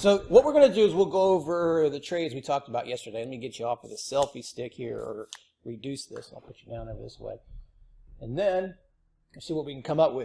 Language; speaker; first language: English; native; English